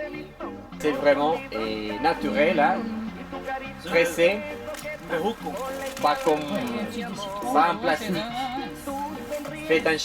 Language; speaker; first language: French; non-native, fluent; Spanish